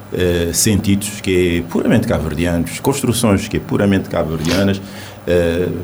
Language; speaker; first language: Portuguese; non-native, local second language; Kabuverdianu